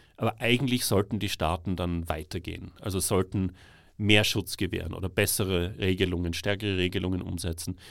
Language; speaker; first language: German; native; German